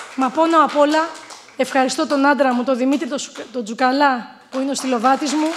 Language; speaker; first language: Greek; native; Greek